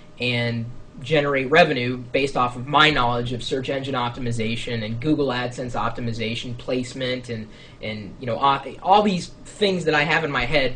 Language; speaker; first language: English; native; English